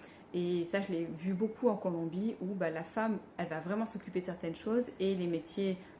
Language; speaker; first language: French; native; French